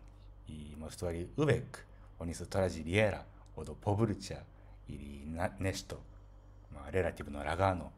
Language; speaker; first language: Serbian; non-native, fluent; Japanese